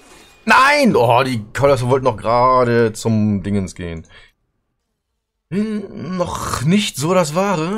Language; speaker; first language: German; native; German